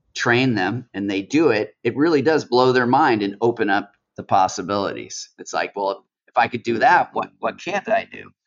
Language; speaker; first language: English; native; English